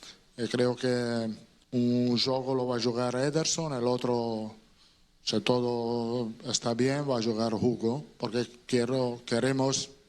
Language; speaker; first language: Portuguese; non-native, learner; Italian